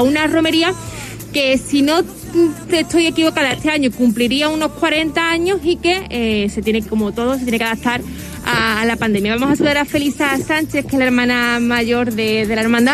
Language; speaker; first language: Spanish; native; Spanish